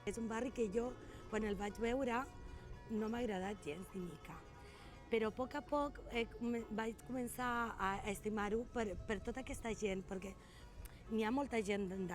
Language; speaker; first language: Catalan; non-native, fluent; Spanish